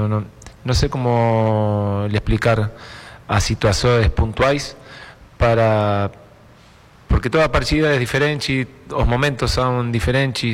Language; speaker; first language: Portuguese; non-native, fluent; Spanish